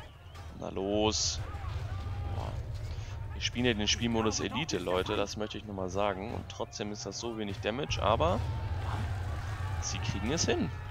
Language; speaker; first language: German; native; German